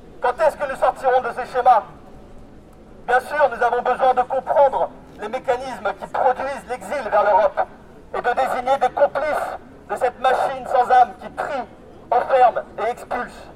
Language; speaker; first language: French; native; French